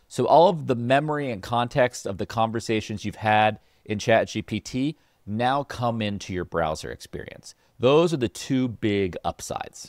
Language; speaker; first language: English; native; English